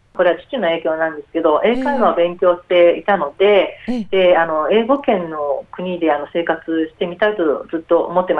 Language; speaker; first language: Japanese; native; Japanese